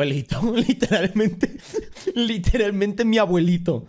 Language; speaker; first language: Spanish; native; Spanish